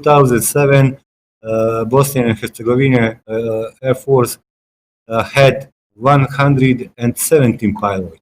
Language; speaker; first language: English; non-native, fluent; Bosnian